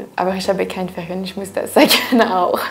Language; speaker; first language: German; non-native, local second language; French